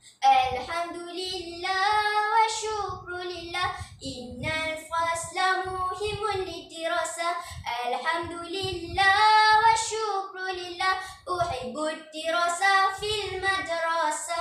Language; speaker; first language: Arabic; non-native, learner; Malay